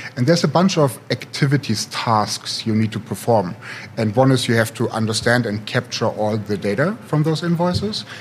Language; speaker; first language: English; non-native, fluent; German